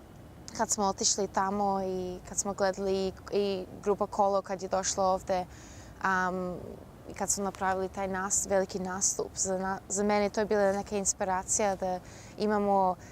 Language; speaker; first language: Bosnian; early bilingual, heritage; Bosnian